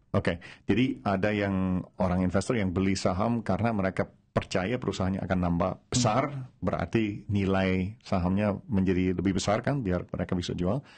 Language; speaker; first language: Indonesian; non-native, fluent; Dutch